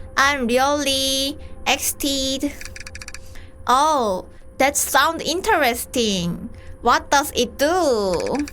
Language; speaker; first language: English; non-native, learner; Korean